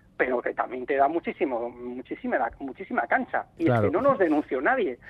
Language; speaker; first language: Spanish; native; Spanish